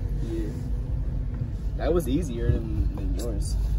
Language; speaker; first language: English; early bilingual, other home language; Spanish